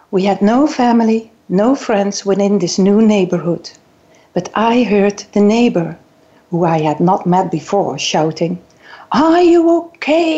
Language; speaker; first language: English; non-native, fluent; Dutch